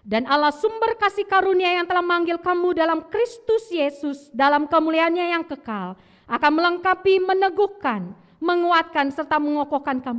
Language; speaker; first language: Indonesian; native; Indonesian